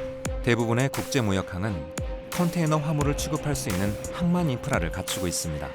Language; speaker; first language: Korean; native; Korean